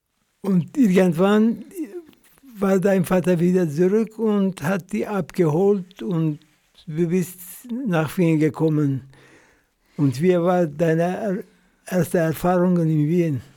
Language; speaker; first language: German; non-native, fluent; Central Kurdish